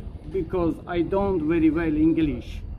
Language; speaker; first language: English; non-native, learner; Persian